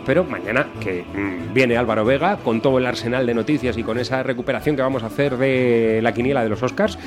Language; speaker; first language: Spanish; native; Spanish